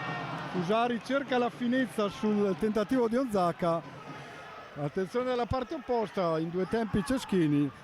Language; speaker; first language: Italian; native; Italian